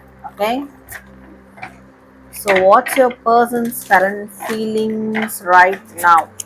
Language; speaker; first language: English; non-native, local second language; Tamil